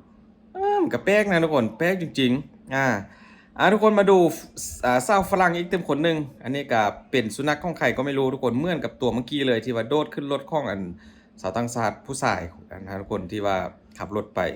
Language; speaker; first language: Thai; non-native, local second language; Lao